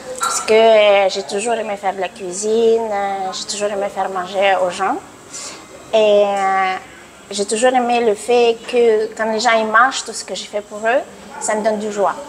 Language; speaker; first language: French; non-native, fluent; Russian